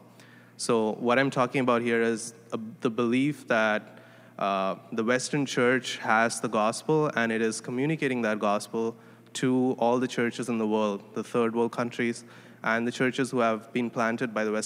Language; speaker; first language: English; non-native, local second language; Tamil